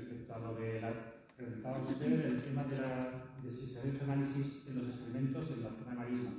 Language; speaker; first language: Spanish; native; Spanish